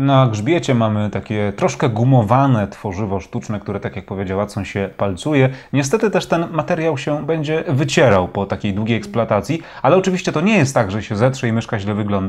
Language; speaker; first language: Polish; native; Polish